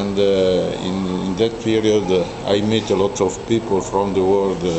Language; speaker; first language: English; non-native, learner; Italian